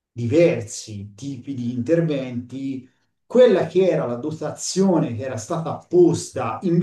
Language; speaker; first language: Italian; native; Italian